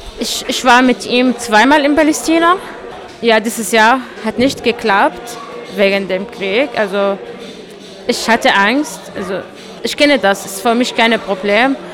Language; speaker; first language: German; non-native, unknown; Arabic